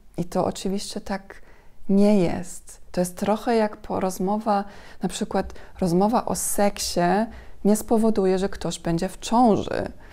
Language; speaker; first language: Polish; non-native, fluent; German